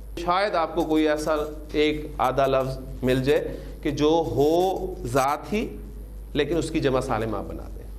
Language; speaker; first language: Urdu; native; Urdu